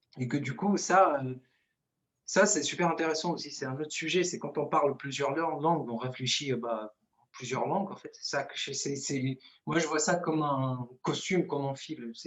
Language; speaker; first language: French; non-native, local second language; Arabic